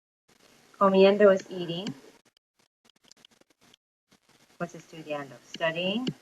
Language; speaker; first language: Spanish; non-native, fluent; English